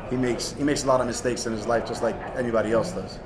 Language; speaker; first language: English; non-native, fluent; Spanish